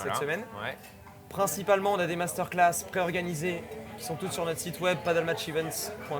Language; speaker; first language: French; native; French